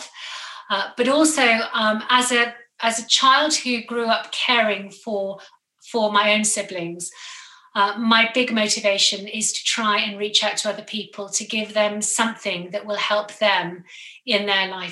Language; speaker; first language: English; native; English